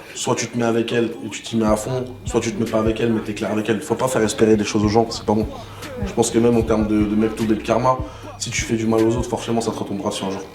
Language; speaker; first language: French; native; French